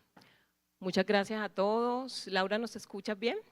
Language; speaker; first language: Spanish; native; Spanish